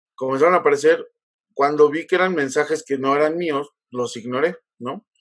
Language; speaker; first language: Spanish; native; Spanish